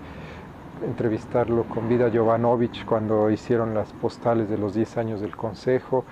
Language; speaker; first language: Spanish; native; Spanish